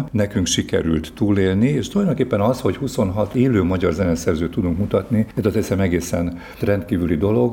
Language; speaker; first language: Hungarian; native; Hungarian